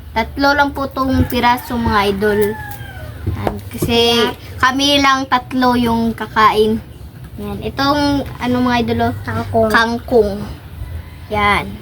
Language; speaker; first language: Filipino; native; Filipino